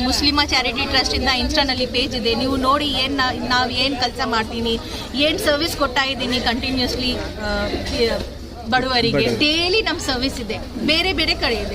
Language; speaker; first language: Kannada; non-native, local second language; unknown